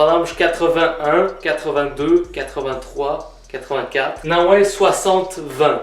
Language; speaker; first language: Portuguese; early bilingual, heritage; Portuguese